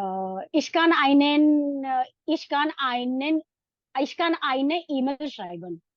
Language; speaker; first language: German; non-native, learner; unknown